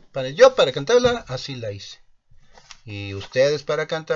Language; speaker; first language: Spanish; native; Spanish